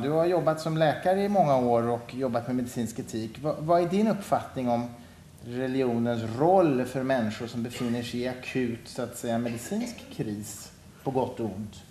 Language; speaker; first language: Swedish; native; Swedish